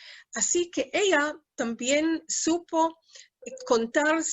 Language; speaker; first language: Spanish; early bilingual, heritage; Spanish